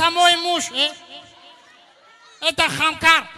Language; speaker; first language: Russian; non-native, learner; Tajik